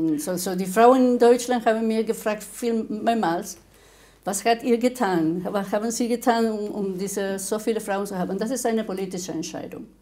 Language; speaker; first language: German; non-native, fluent; Spanish